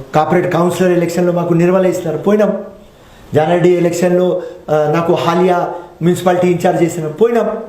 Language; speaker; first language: Telugu; non-native, local second language; Urdu